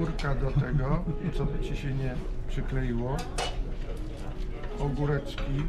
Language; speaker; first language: Polish; native; Polish